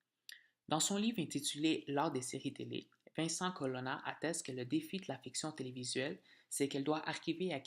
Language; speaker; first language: French; native; French